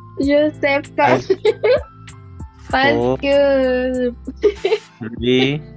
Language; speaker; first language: French; non-native, learner; Yoruba